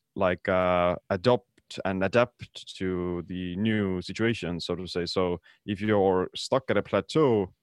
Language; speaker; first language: English; non-native, fluent; Estonian